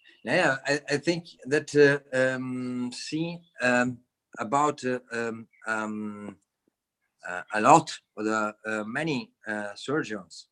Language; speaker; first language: English; non-native, learner; Italian